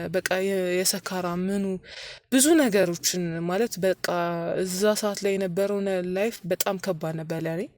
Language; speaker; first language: Amharic; native; Amharic